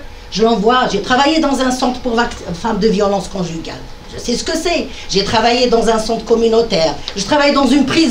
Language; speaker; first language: French; non-native, local second language; Arabic